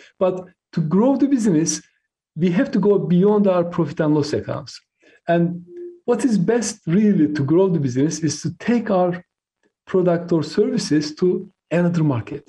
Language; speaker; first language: English; non-native, fluent; Turkish